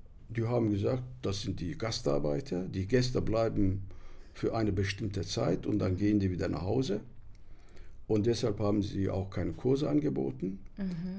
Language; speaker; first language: German; non-native, fluent; Turkish